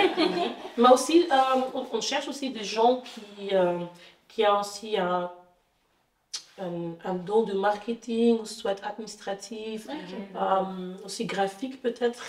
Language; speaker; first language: French; non-native, fluent; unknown